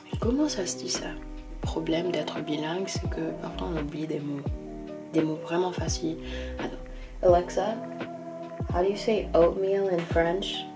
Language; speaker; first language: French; early bilingual, heritage; French